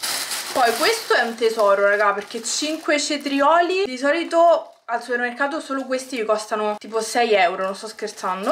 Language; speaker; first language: Italian; native; Italian